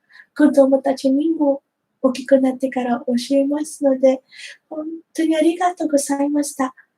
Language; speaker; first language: Japanese; non-native, fluent; Filipino